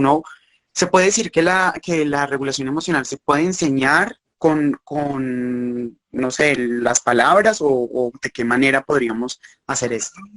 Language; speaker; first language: Spanish; native; Spanish